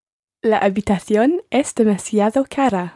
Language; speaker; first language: Spanish; non-native, learner; English